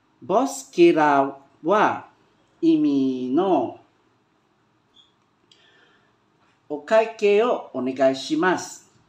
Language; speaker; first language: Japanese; non-native, learner; Malay